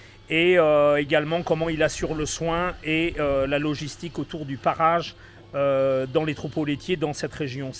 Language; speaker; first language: French; native; French